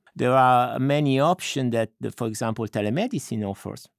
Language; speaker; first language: English; non-native, fluent; Italian